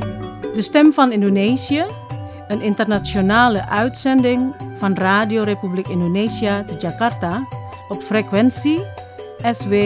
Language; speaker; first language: Dutch; non-native, fluent; Indonesian